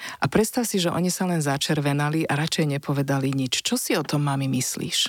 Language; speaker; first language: Slovak; native; Slovak